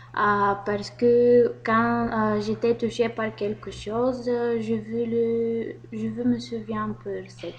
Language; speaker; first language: French; non-native, learner; Bulgarian